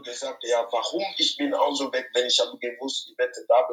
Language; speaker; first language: German; non-native, fluent; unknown